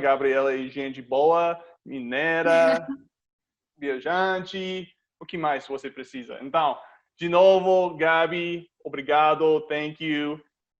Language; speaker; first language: Portuguese; non-native, fluent; English